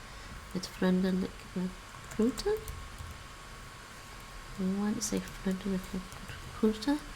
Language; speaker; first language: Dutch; non-native, learner; English